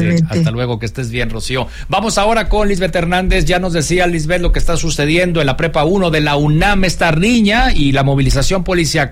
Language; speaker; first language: Spanish; native; Spanish